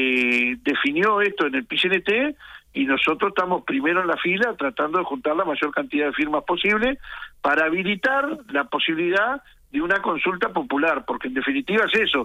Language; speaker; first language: Spanish; native; Spanish